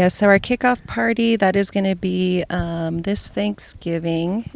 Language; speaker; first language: English; native; English